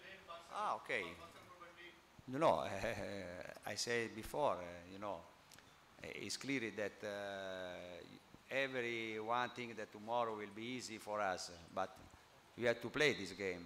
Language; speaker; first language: English; non-native, fluent; Italian